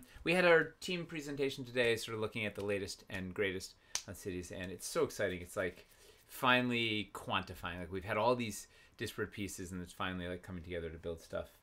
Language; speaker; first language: English; native; English